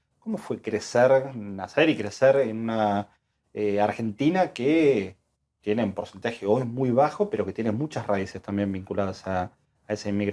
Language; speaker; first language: Spanish; native; Spanish